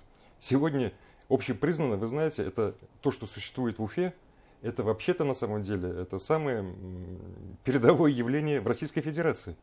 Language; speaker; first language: Russian; native; Russian